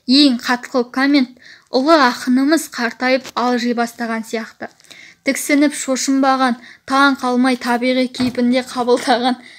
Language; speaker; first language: Kazakh; native; Kazakh